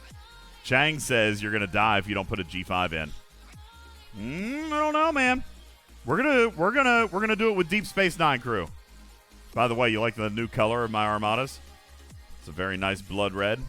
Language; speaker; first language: English; native; English